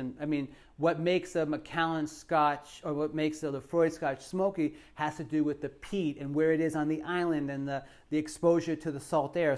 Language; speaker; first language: English; native; English